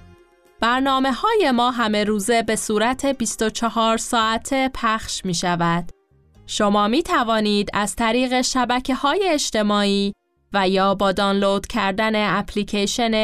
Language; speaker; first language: Persian; native; Persian